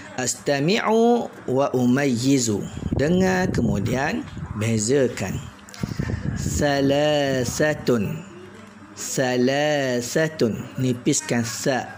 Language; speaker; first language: Malay; native; Malay